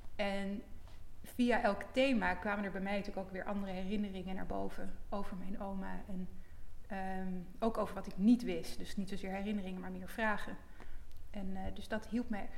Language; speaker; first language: Dutch; native; Dutch